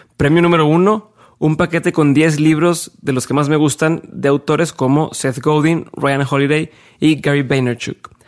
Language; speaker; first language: Spanish; native; Spanish